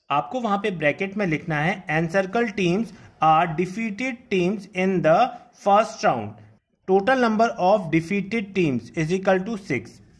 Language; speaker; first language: Hindi; native; Hindi